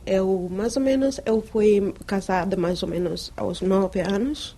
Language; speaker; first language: Portuguese; non-native, fluent; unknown